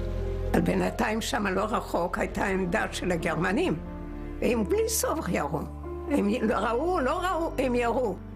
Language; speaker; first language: Hebrew; non-native, fluent; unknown